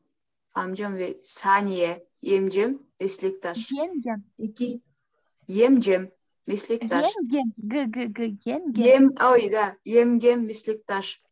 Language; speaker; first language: Turkish; non-native, learner; Kyrgyz